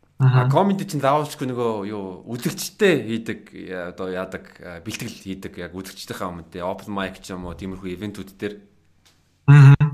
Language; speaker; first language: Mongolian; early bilingual, heritage; Mongolian